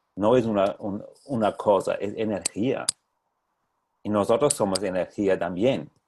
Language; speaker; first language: Spanish; non-native, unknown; German